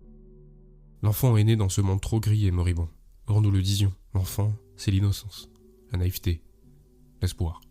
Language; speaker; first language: French; native; French